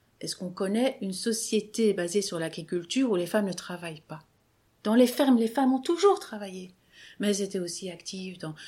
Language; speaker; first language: French; native; French